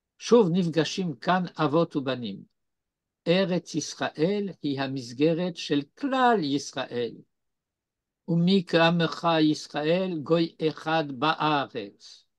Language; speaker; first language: Hebrew; non-native, fluent; French